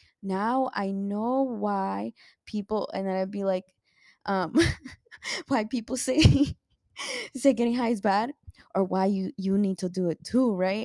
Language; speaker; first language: English; early bilingual, other home language; Spanish